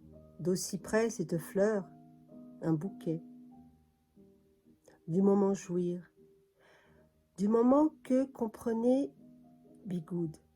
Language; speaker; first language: French; native; French